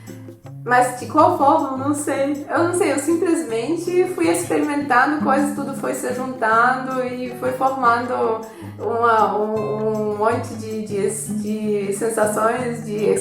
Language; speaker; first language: Portuguese; non-native, fluent; Polish